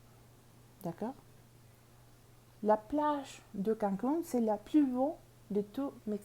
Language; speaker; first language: French; non-native, learner; Spanish